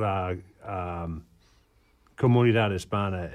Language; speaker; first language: Spanish; non-native, learner; English